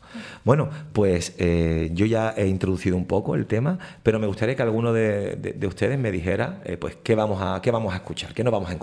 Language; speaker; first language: Spanish; native; Spanish